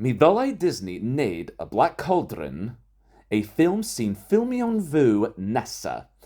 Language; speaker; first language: Welsh; non-native, fluent; English